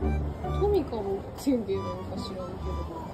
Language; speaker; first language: Japanese; native; Japanese